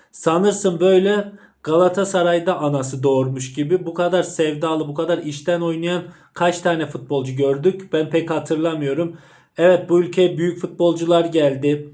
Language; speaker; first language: Turkish; native; Turkish